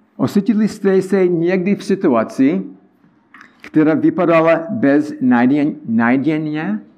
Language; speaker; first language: Czech; non-native, learner; English